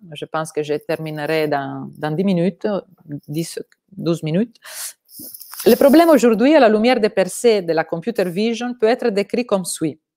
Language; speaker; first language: French; non-native, fluent; Italian